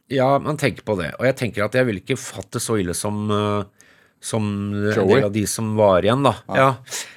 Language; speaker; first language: Norwegian; early bilingual, other home language; English